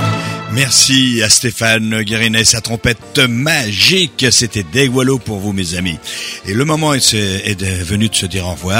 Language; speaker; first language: French; native; French